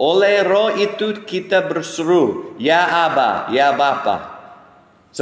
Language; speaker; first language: Indonesian; non-native, fluent; English